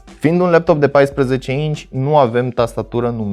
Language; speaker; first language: Romanian; native; Romanian